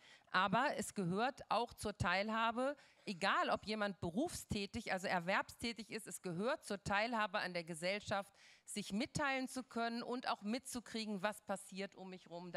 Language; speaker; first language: German; native; German